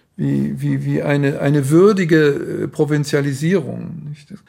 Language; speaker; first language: German; native; German